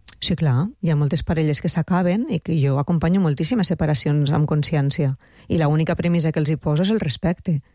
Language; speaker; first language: Catalan; native; Catalan